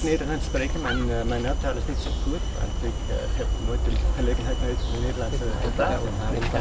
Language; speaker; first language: Dutch; non-native, learner; English